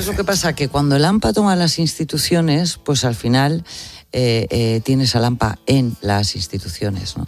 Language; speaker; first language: Spanish; native; Spanish